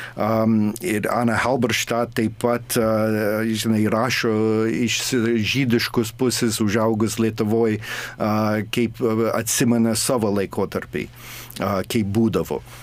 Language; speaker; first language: Lithuanian; early bilingual, heritage; English